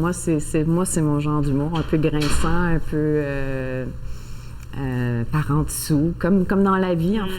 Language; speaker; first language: French; native; French